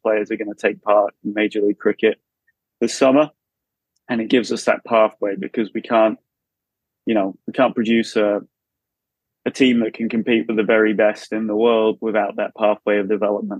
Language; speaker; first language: English; native; English